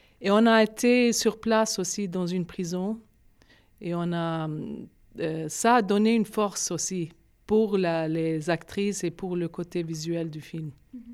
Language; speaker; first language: French; non-native, fluent; Arabic